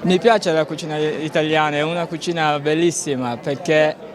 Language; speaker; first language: Italian; non-native, learner; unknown